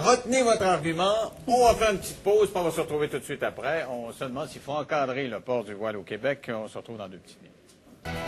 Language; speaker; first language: French; native; French